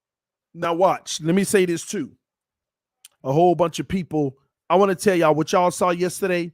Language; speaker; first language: English; native; English